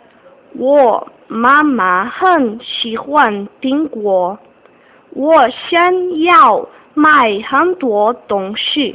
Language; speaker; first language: Chinese; non-native, learner; Portuguese